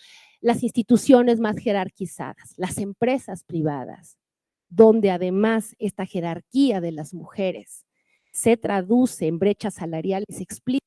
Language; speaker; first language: Spanish; native; Spanish